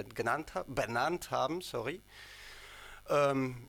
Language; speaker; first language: German; non-native, fluent; Ukrainian